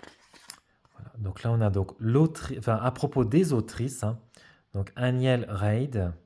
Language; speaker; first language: French; native; French